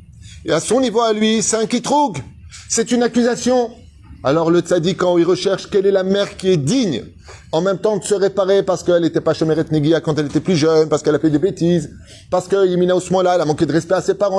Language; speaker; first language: French; native; French